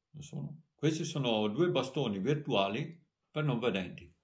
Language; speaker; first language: Italian; native; Italian